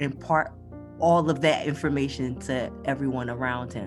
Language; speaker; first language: English; native; English